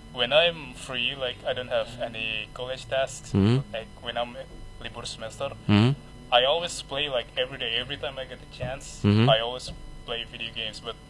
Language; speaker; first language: English; non-native, fluent; Indonesian